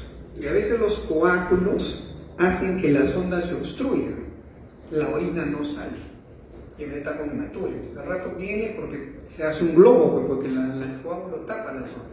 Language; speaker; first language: Spanish; native; Spanish